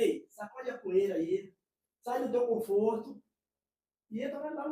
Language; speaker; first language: Portuguese; native; Portuguese